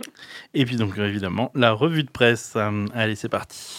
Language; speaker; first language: French; native; French